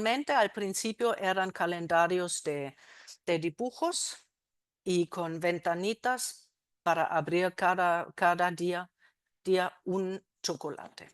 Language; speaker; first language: Spanish; non-native, fluent; German